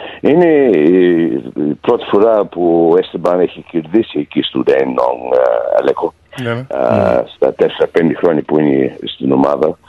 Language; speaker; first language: Greek; early bilingual, heritage; Greek